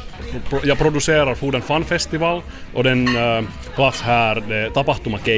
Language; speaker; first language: Swedish; non-native, local second language; Finnish